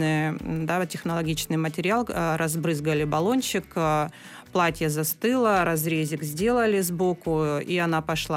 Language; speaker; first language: Russian; native; Russian